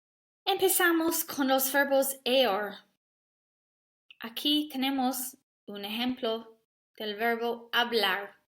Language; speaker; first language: Spanish; non-native, learner; English